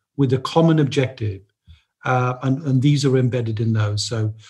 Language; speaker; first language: English; native; English